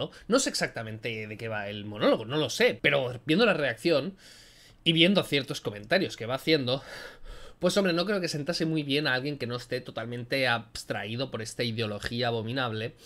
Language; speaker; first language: Spanish; native; Spanish